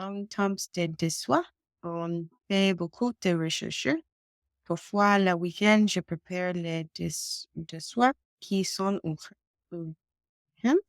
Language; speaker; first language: French; non-native, learner; English